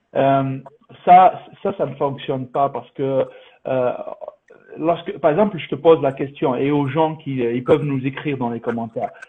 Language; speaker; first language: French; native; French